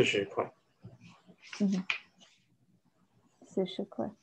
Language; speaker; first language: Chinese; non-native, learner; English